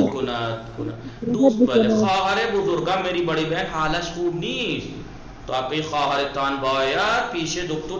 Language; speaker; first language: Persian; non-native, fluent; Urdu